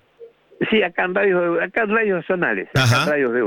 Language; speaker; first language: Spanish; native; Spanish